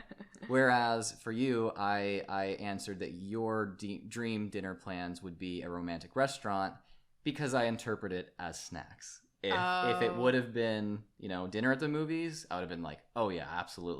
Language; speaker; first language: English; native; English